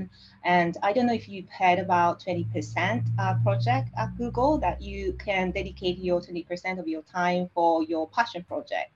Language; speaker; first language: English; non-native, fluent; Japanese